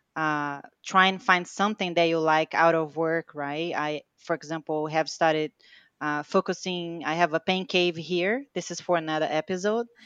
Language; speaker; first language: English; non-native, fluent; Portuguese